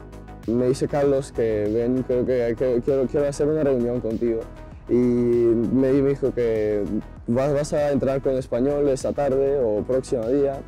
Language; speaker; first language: Spanish; non-native, fluent; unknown